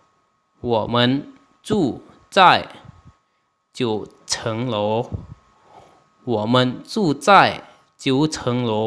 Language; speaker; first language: Chinese; non-native, fluent; Lao